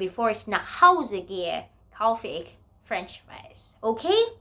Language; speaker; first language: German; non-native, learner; Filipino